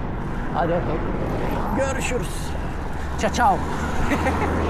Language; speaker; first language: Turkish; native; Turkish